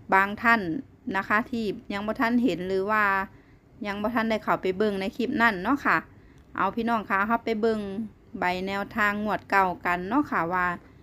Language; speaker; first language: Thai; non-native, local second language; Northeastern Thai